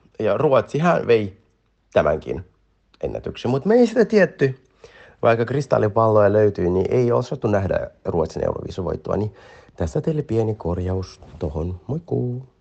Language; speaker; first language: Finnish; early bilingual, other home language; Russian